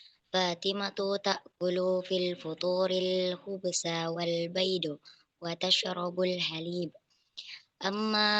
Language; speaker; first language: Arabic; non-native, learner; Indonesian